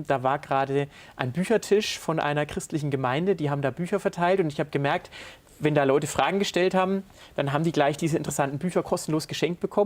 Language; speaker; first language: German; native; German